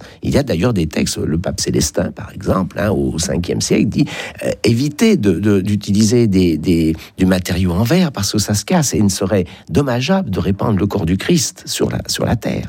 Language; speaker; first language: French; native; French